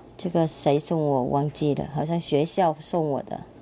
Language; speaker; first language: Chinese; non-native, fluent; Vietnamese